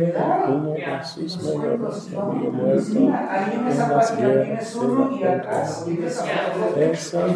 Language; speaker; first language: Spanish; non-native, learner; English